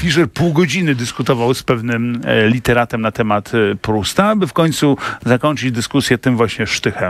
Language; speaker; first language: Polish; native; Polish